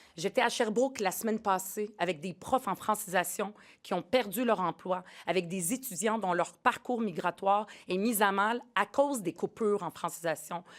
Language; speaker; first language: French; early bilingual, other home language; Arabic